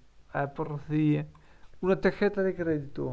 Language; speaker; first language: Spanish; non-native, learner; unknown